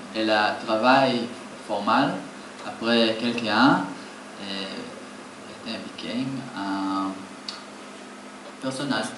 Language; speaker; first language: French; non-native, learner; Hebrew